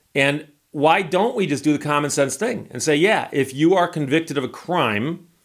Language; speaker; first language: English; native; English